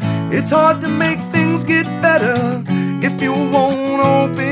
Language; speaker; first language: English; native; English